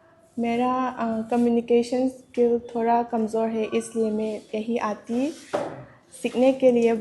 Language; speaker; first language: Hindi; non-native, learner; Manipuri